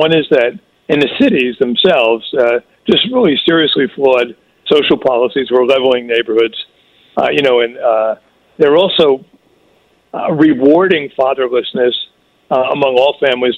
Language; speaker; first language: English; native; English